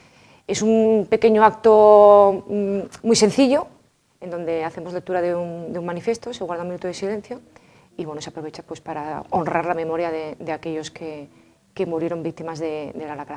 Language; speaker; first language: Spanish; native; Spanish